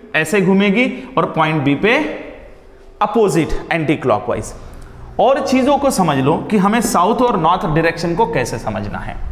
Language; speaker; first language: Hindi; non-native, local second language; Marathi